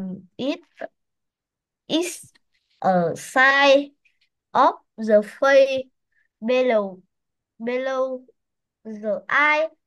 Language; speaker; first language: English; non-native, learner; Vietnamese